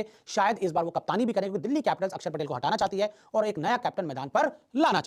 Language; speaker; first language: Hindi; native; Hindi